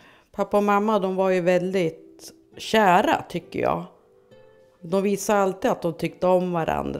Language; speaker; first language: Swedish; early bilingual, other home language; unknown